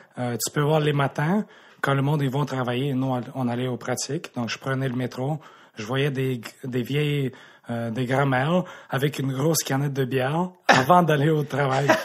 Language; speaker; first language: French; native; French